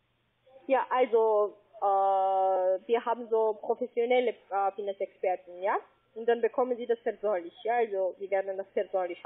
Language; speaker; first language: German; non-native, learner; Spanish